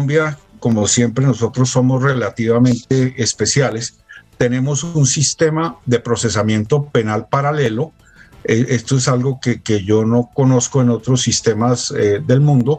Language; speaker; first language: Spanish; native; Spanish